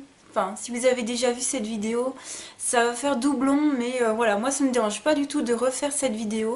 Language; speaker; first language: French; native; French